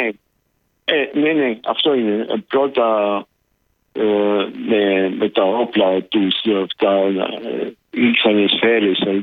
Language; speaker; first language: Greek; non-native, local second language; Arabic